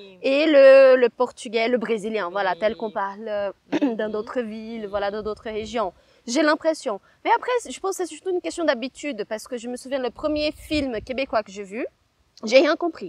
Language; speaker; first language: French; non-native, fluent; Portuguese